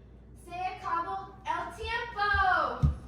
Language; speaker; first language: Spanish; non-native, learner; English